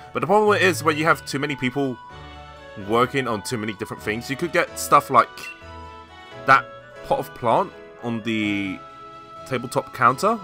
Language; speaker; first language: English; native; English